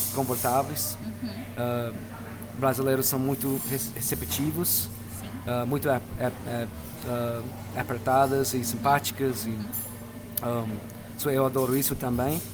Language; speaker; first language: Portuguese; non-native, fluent; English